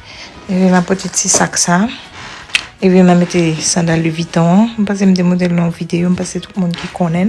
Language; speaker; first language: French; non-native, learner; Haitian Creole